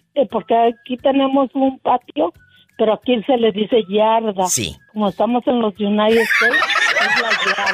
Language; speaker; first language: Spanish; native; Spanish